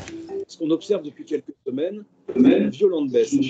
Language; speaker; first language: French; native; French